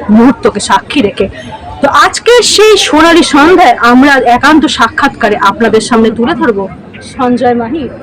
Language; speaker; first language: Bangla; native; Bangla